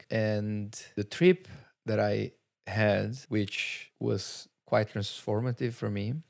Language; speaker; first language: English; non-native, fluent; Portuguese